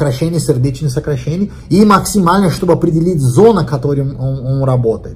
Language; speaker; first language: Russian; non-native, learner; Portuguese